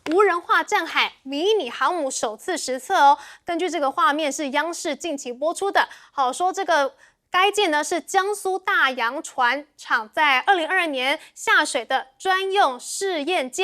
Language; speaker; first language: Chinese; native; Chinese